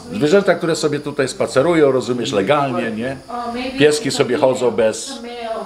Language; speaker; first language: Polish; early bilingual, heritage; Polish